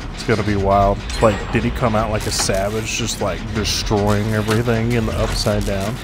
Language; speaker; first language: English; native; English